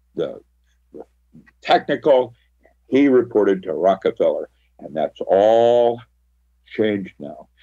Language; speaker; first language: English; early bilingual, other home language; Filipino